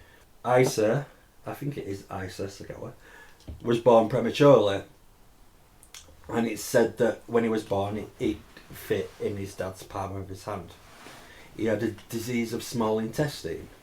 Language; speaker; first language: English; native; English